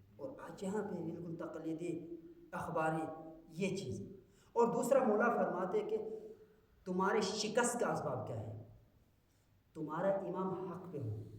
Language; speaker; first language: Urdu; non-native, local second language; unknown